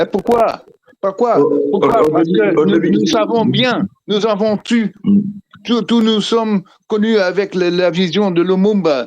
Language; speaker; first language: French; non-native, fluent; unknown